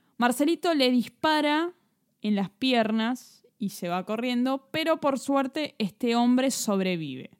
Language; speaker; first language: Spanish; native; Spanish